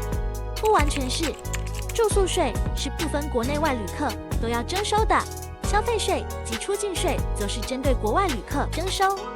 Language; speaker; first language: Chinese; native; Chinese